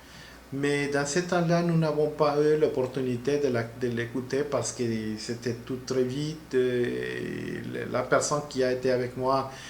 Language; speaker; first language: French; non-native, learner; Spanish